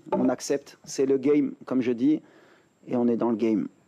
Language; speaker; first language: French; native; French